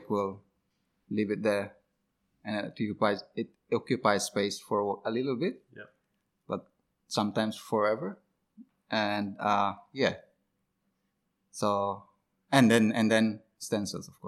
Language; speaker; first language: English; non-native, local second language; Cebuano